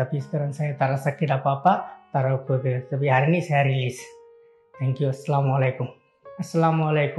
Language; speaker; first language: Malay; non-native, learner; Bangla